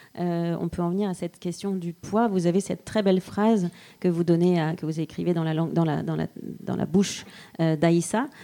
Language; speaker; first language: French; native; French